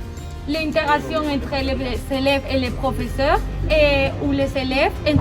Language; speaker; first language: French; non-native, learner; Spanish